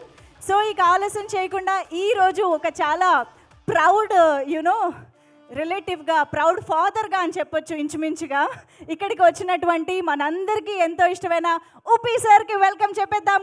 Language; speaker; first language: Telugu; native; Telugu